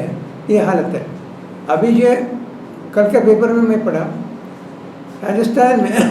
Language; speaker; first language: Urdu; non-native, local second language; Malayalam